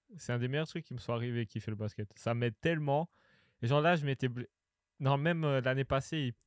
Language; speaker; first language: French; native; French